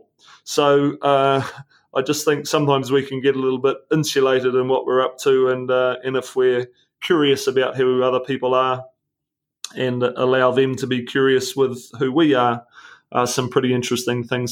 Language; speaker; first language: English; native; English